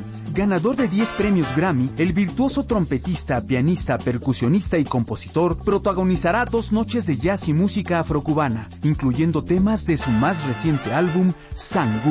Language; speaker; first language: Spanish; native; Spanish